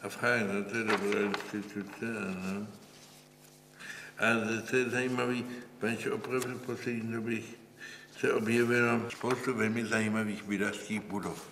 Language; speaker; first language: Czech; early bilingual, heritage; Czech